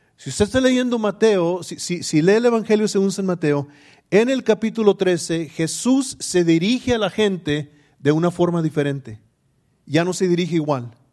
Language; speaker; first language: Spanish; early bilingual, heritage; English